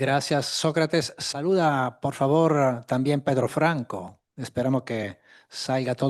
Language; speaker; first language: Spanish; non-native, fluent; Italian